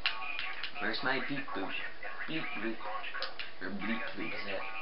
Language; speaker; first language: English; native; English